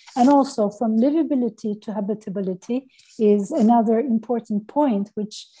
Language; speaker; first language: English; non-native, fluent; Turkish